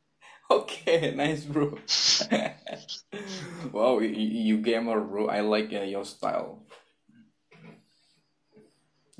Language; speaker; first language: English; non-native, learner; Indonesian